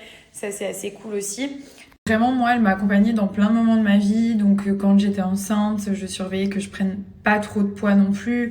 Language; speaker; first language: French; native; French